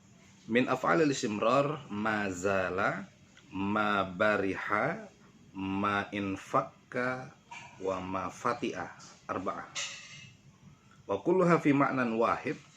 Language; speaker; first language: Arabic; non-native, fluent; Indonesian